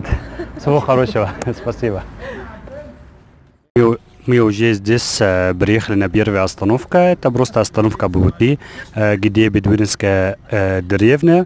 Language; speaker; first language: Russian; non-native, learner; Arabic